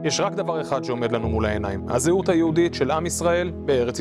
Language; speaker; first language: Hebrew; native; Hebrew